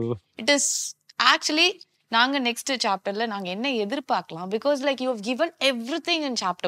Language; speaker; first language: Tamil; native; Tamil